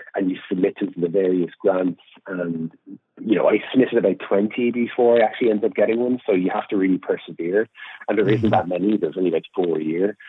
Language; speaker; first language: English; native; English